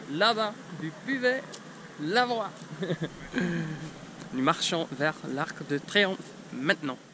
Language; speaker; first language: French; non-native, fluent; English